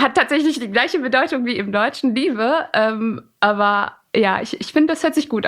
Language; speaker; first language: German; early bilingual, other home language; Persian